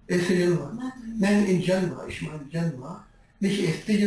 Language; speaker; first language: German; non-native, learner; Urdu